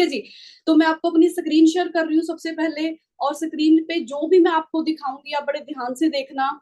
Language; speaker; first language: Hindi; non-native, local second language; Punjabi